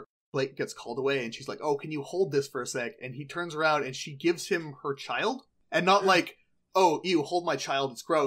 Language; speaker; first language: English; native; English